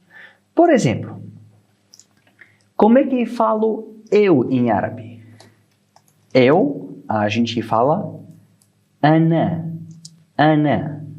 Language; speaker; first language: Portuguese; non-native, fluent; Arabic